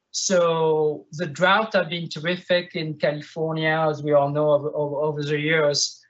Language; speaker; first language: English; non-native, fluent; French